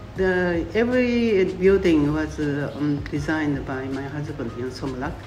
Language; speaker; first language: English; non-native, fluent; Japanese